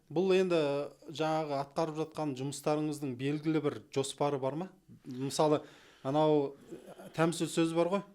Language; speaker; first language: Kazakh; native; Kazakh